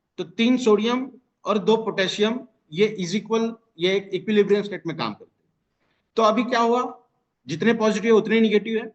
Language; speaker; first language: Hindi; non-native, local second language; Marathi